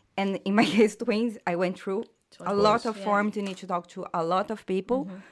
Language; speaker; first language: English; non-native, fluent; Portuguese